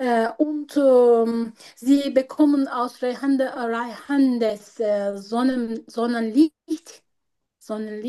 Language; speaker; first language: German; non-native, learner; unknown